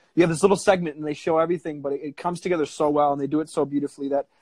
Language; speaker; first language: English; native; English